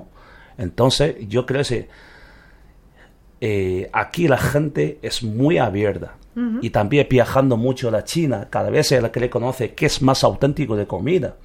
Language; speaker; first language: Spanish; non-native, learner; Chinese